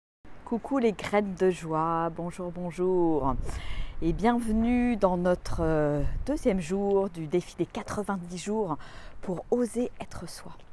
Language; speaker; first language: French; native; French